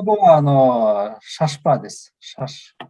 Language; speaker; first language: Japanese; non-native, fluent; Kyrgyz